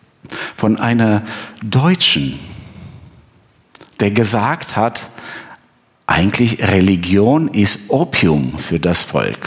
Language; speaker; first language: German; non-native, fluent; Albanian